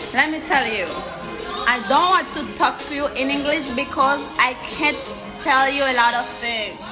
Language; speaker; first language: English; non-native, learner; Haitian Creole